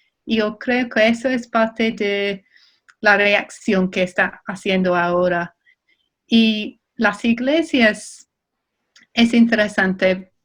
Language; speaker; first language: Spanish; non-native, fluent; English